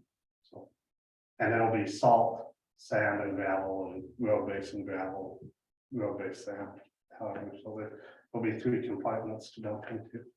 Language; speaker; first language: English; native; English